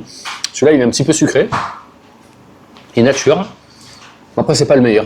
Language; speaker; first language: French; native; French